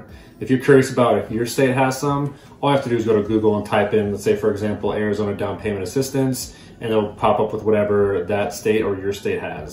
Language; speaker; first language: English; native; English